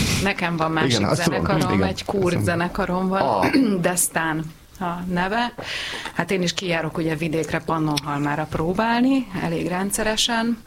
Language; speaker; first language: Hungarian; native; Hungarian